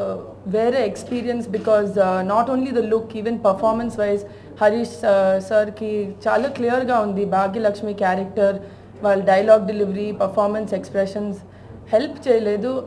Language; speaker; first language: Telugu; non-native, local second language; Tamil